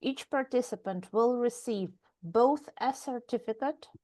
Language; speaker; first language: English; non-native, fluent; Ukrainian